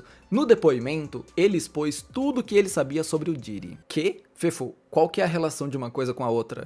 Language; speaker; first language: Portuguese; native; Portuguese